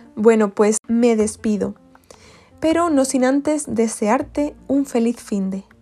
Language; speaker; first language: Spanish; native; Spanish